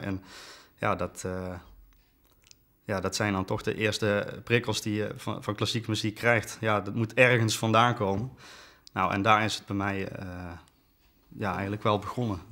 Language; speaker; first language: Dutch; native; Dutch